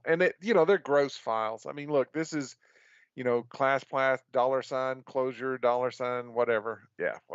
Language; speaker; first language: English; native; English